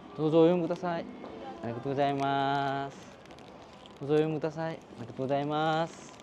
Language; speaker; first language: Japanese; non-native, learner; Korean